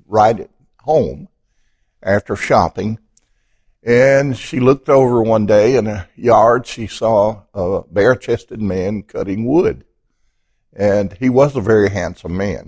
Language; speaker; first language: English; native; English